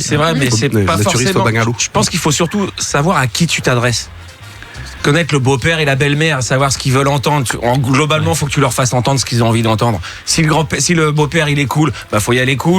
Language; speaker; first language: French; native; French